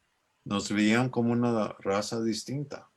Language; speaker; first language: Spanish; early bilingual, other home language; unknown